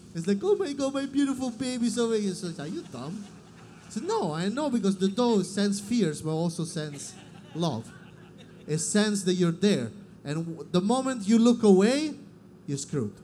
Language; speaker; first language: English; non-native, fluent; Italian